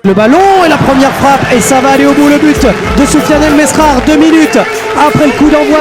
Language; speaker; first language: French; native; French